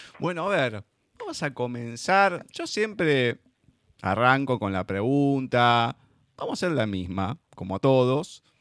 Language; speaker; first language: Spanish; native; Spanish